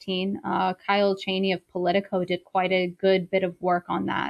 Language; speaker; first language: English; native; English